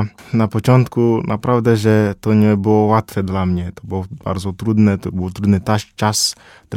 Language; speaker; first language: Polish; non-native, learner; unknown